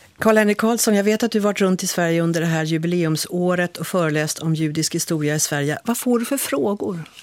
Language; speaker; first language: Swedish; native; Swedish